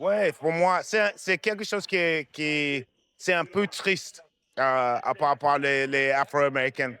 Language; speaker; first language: French; non-native, fluent; English